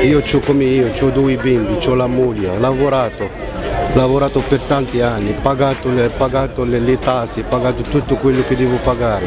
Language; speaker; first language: Italian; non-native, fluent; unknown